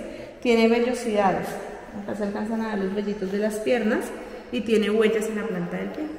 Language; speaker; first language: Spanish; native; Spanish